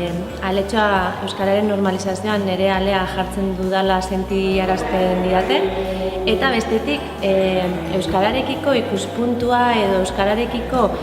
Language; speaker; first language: Basque; non-native, local second language; Spanish